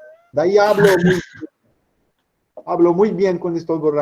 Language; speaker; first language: Spanish; non-native, learner; Portuguese